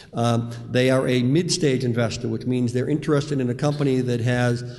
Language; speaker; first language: English; native; English